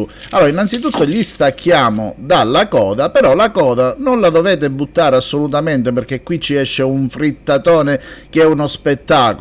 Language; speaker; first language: Italian; native; Italian